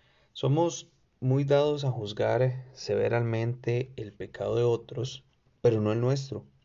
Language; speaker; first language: Spanish; native; Spanish